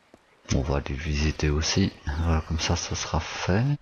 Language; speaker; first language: French; native; French